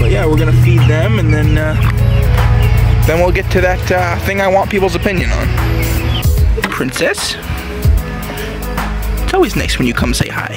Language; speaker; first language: English; native; English